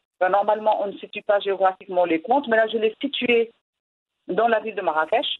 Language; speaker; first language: French; non-native, local second language; Arabic